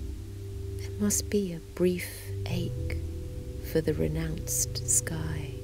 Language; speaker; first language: English; native; English